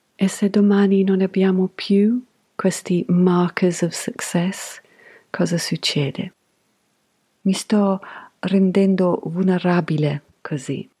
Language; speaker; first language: Italian; non-native, fluent; English